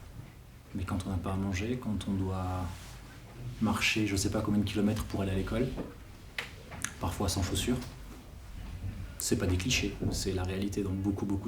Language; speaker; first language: French; early bilingual, other home language; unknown